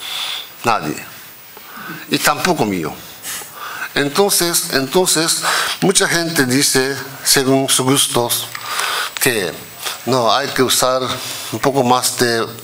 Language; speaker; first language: Spanish; non-native, fluent; Japanese